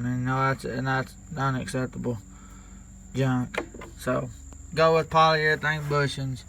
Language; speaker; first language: English; native; English